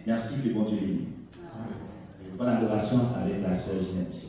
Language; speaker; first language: French; non-native, local second language; Haitian Creole